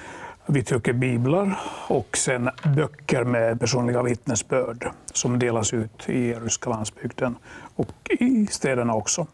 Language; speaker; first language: Swedish; non-native, local second language; Finnish